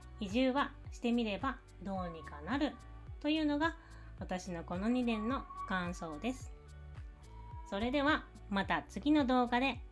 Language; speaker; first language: Japanese; native; Japanese